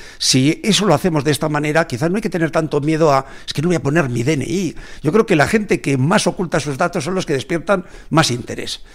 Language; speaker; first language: Spanish; native; Spanish